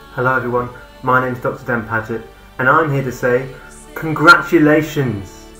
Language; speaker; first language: English; native; English